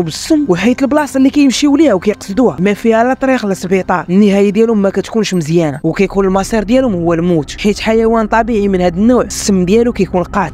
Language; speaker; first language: Arabic; native; Arabic